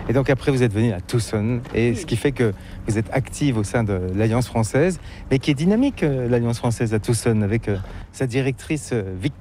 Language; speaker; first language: French; native; French